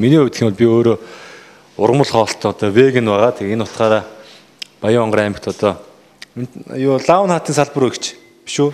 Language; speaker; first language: Mongolian; native; Mongolian